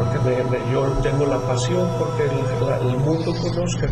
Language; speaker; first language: Spanish; native; Spanish